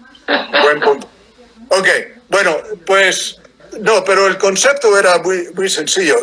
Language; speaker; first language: Spanish; non-native, fluent; English